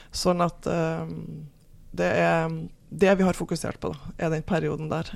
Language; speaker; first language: Norwegian; native; Norwegian